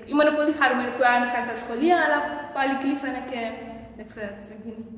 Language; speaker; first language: Greek; early bilingual, other home language; Persian